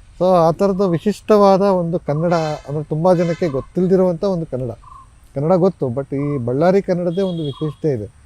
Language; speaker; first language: Kannada; native; Kannada